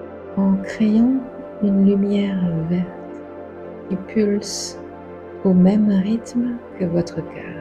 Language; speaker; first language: French; native; French